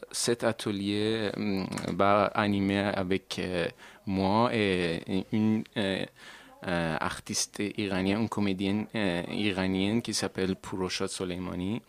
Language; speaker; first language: French; non-native, learner; Persian